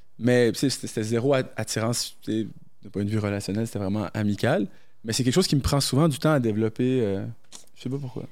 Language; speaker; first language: French; early bilingual, other home language; Arabic